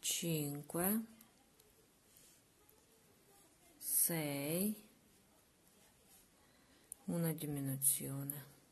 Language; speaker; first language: Italian; non-native, learner; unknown